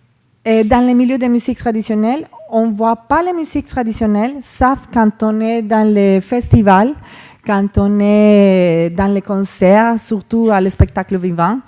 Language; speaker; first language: French; non-native, fluent; Spanish